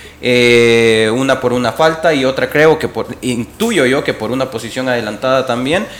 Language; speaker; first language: Spanish; native; Spanish